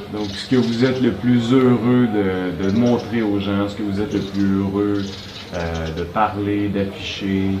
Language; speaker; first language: French; native; French